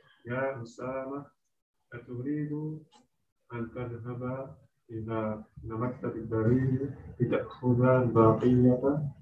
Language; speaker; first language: Arabic; non-native, learner; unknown